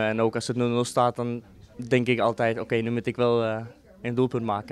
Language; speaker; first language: Dutch; non-native, fluent; Danish